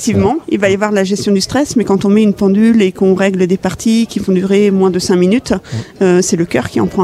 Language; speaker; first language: French; native; French